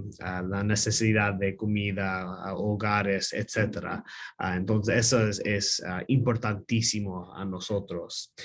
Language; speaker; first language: Spanish; non-native, learner; English